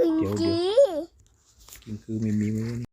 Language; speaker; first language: Thai; native; Thai